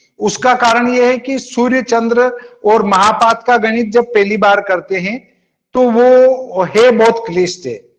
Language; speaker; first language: Hindi; native; Hindi